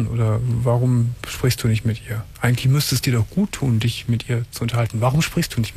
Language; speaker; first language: German; native; German